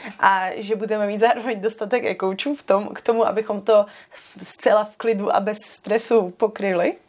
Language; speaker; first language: Czech; native; Czech